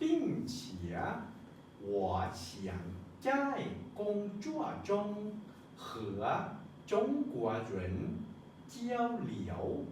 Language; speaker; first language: Chinese; non-native, learner; Lao